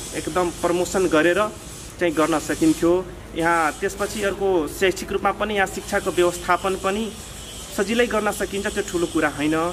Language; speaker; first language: Nepali; non-native, local second language; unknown